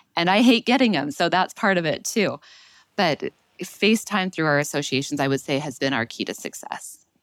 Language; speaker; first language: English; native; English